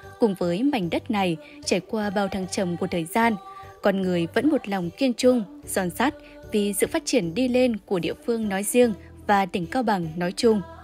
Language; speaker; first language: Vietnamese; native; Vietnamese